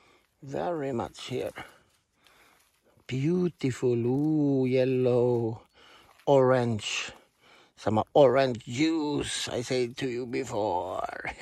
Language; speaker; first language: English; non-native, learner; Swedish